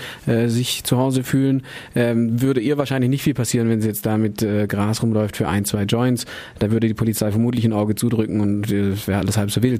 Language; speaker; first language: German; native; German